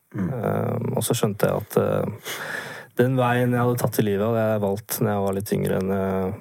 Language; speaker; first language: Norwegian; native; Norwegian